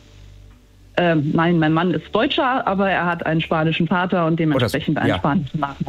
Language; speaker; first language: German; native; German